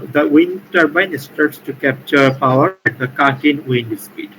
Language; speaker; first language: English; non-native, local second language; Bangla